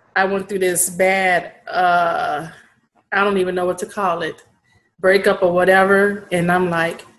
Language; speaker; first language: English; native; English